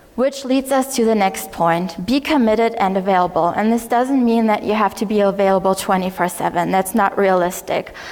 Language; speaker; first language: English; non-native, fluent; German